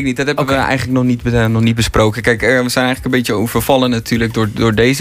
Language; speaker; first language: Dutch; native; Dutch